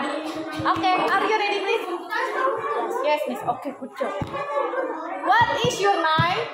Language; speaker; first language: English; non-native, fluent; Indonesian